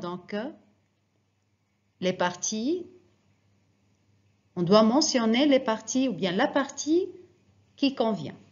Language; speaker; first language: French; non-native, fluent; Arabic